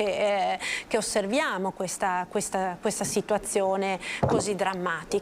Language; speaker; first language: Italian; native; Italian